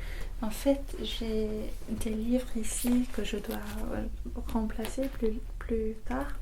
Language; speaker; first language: French; non-native, fluent; English